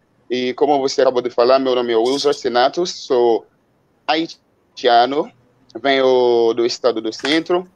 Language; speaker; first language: Portuguese; non-native, fluent; Haitian Creole